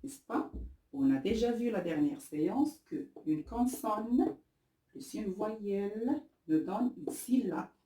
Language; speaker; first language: French; non-native, local second language; Arabic